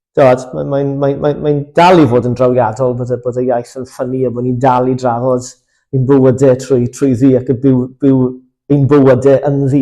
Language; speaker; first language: Welsh; native; Welsh